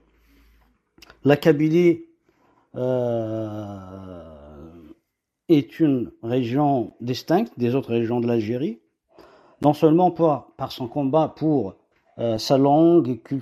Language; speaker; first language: French; non-native, local second language; Kabyle